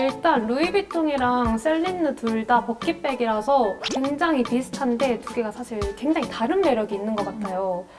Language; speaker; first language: Korean; native; Korean